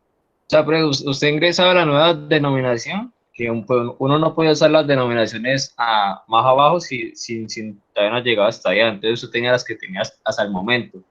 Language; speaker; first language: Spanish; native; Spanish